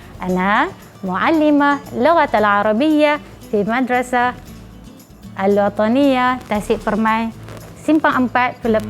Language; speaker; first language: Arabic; non-native, fluent; Malay